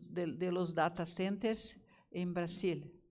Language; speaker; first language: Spanish; non-native, learner; Portuguese